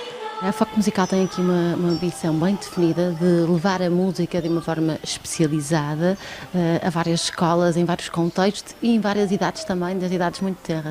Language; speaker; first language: Portuguese; native; Portuguese